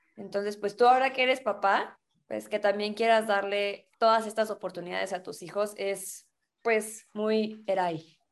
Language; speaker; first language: Spanish; native; Spanish